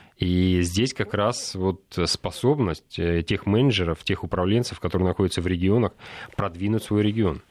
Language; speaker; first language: Russian; native; Russian